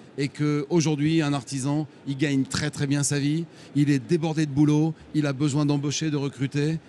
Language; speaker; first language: French; native; French